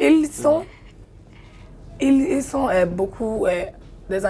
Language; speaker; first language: French; non-native, learner; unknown